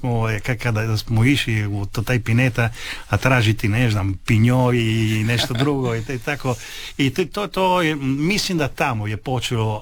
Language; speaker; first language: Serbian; early bilingual, heritage; Italian